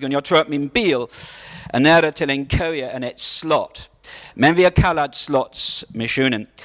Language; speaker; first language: Swedish; non-native, learner; English